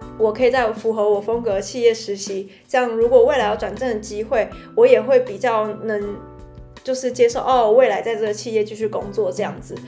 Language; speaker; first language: Chinese; native; Chinese